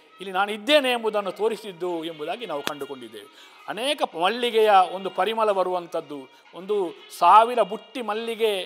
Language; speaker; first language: Kannada; native; Kannada